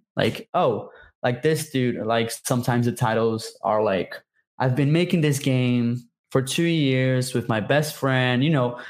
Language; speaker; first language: English; non-native, fluent; Portuguese